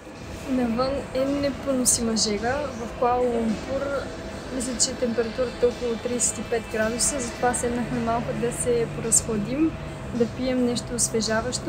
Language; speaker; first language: Bulgarian; native; Bulgarian